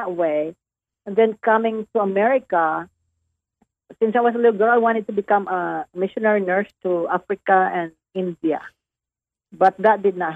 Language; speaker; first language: English; non-native, local second language; Hiligaynon